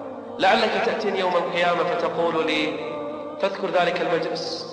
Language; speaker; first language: Arabic; native; Arabic